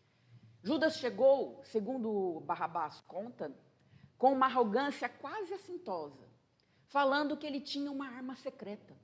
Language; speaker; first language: Portuguese; native; Portuguese